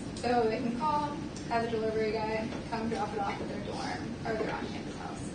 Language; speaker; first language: English; native; English